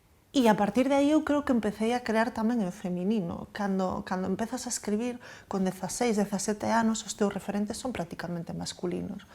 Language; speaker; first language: Galician; native; Galician